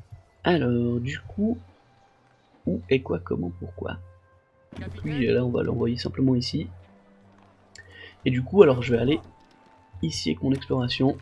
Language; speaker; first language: French; native; French